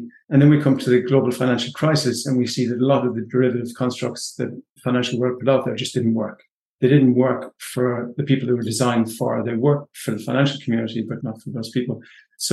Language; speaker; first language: English; native; English